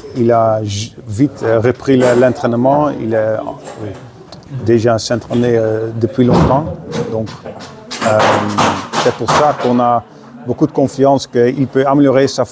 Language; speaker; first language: French; non-native, fluent; Dutch